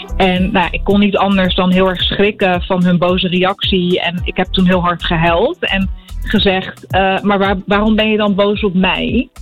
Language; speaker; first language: Dutch; early bilingual, other home language; Arabic